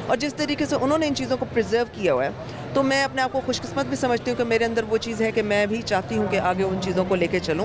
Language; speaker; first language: Hindi; native; Hindi